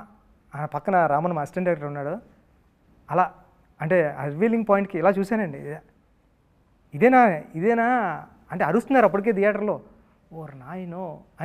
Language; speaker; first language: Telugu; native; Telugu